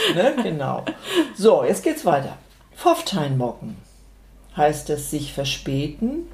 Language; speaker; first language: German; non-native, local second language; Low German